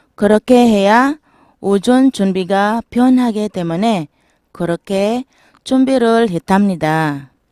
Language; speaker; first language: Korean; non-native, learner; Filipino